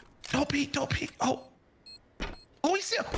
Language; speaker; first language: English; native; English